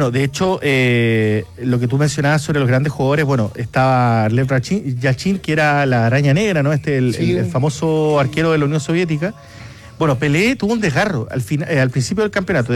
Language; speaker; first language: Spanish; native; Spanish